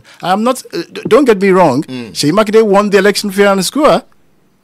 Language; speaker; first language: English; non-native, local second language; Yoruba